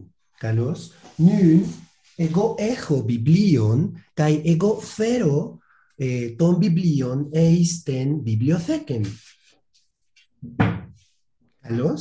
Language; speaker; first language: Greek; non-native, fluent; Spanish